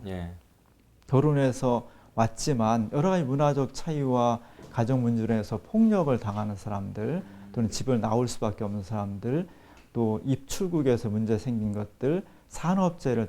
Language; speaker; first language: Korean; native; Korean